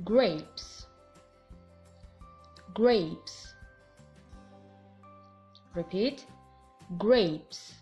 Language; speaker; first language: English; non-native, fluent; Arabic